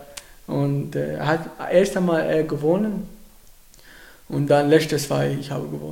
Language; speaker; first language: German; non-native, learner; Arabic